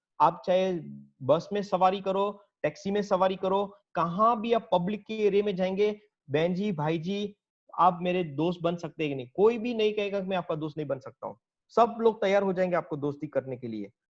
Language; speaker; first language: Hindi; native; Hindi